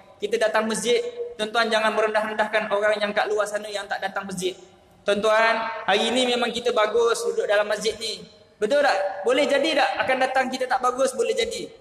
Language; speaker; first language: Malay; native; Malay